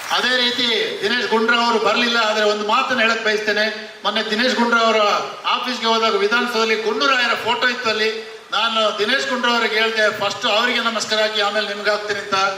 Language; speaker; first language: Kannada; non-native, local second language; Kodava